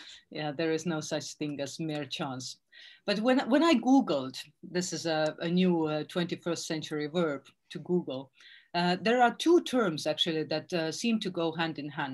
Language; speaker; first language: English; non-native, fluent; Estonian